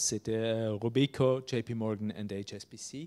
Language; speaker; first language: French; non-native, fluent; German